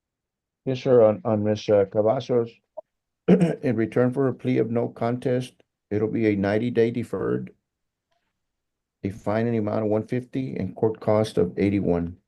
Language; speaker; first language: English; native; English